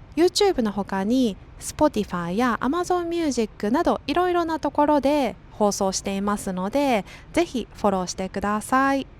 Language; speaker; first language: Japanese; native; Japanese